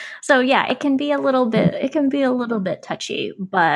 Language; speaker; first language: English; native; English